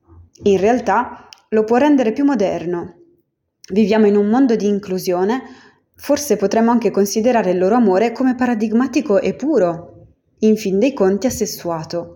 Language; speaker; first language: Italian; native; Italian